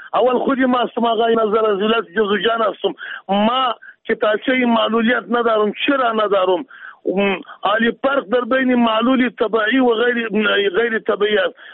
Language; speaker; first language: Persian; non-native, local second language; Pashto